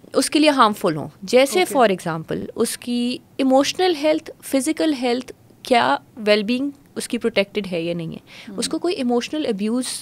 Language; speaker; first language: Urdu; native; Urdu